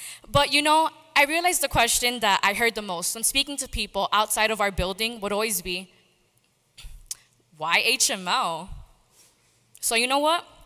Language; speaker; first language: English; early bilingual, other home language; Spanish